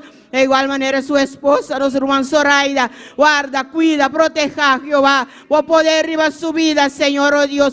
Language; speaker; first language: Spanish; non-native, learner; Papiamento